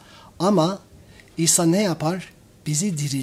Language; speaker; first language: Turkish; non-native, fluent; English